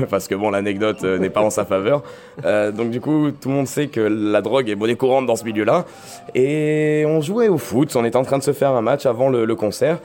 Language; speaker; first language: French; native; French